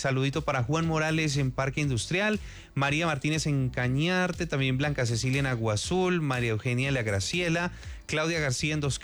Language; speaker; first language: Spanish; native; Spanish